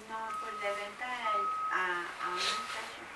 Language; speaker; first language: Spanish; native; Spanish